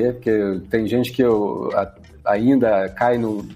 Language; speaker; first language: Portuguese; native; Portuguese